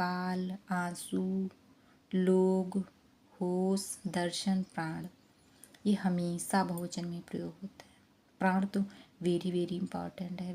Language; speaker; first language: Hindi; native; Hindi